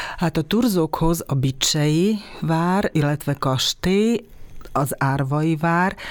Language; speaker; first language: Hungarian; native; Hungarian